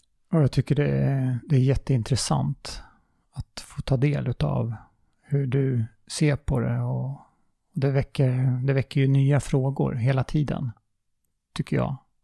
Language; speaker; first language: Swedish; native; Swedish